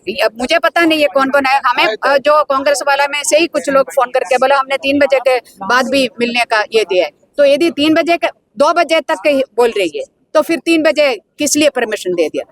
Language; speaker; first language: Hindi; non-native, local second language; Malayalam